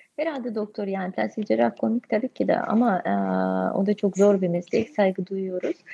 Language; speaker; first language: Turkish; non-native, fluent; Russian